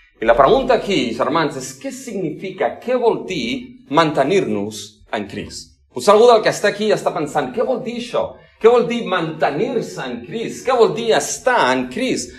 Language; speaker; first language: Catalan; non-native, local second language; Spanish